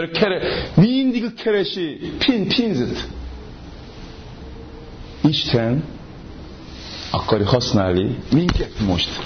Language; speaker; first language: Hungarian; non-native, learner; Korean